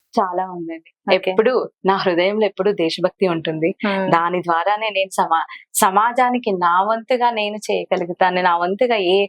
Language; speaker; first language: Telugu; non-native, local second language; Kannada